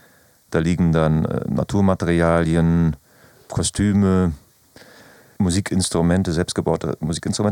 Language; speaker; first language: German; native; German